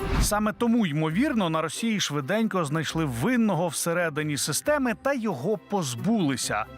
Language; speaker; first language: Ukrainian; native; Ukrainian